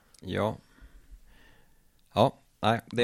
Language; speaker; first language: Swedish; native; Swedish